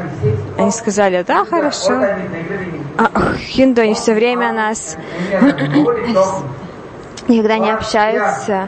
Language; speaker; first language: Russian; non-native, learner; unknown